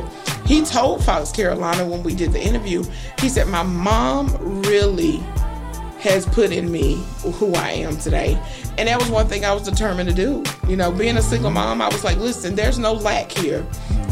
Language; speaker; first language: English; native; English